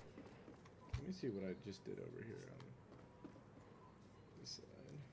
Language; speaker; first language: English; native; English